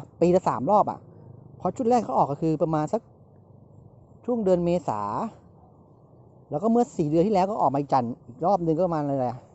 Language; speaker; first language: Thai; native; Thai